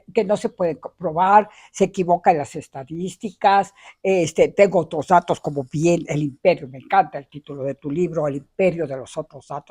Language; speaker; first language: Spanish; native; Spanish